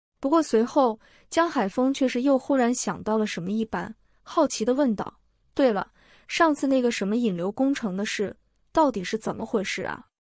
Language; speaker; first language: Chinese; native; Chinese